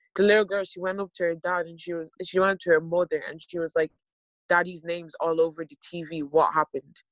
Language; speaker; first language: English; native; English